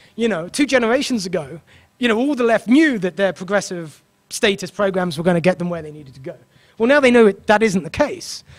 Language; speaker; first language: English; native; English